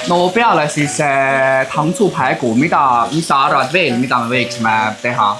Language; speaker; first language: Estonian; early bilingual, other home language; Chinese